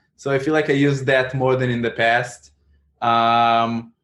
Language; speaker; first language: English; non-native, fluent; Hebrew